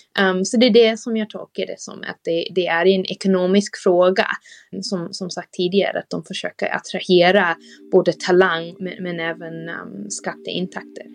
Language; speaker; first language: Swedish; non-native, fluent; English